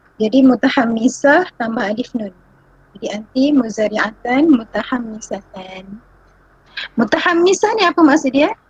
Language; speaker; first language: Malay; native; Malay